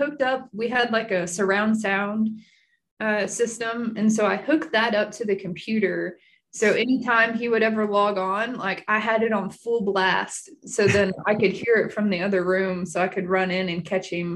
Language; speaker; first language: English; native; English